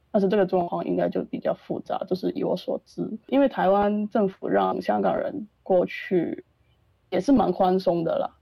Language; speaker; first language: Chinese; non-native, local second language; Cantonese